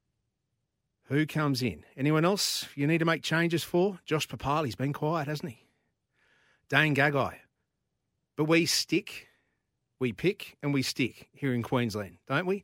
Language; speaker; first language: English; native; English